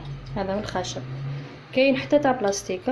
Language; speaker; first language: Arabic; native; Arabic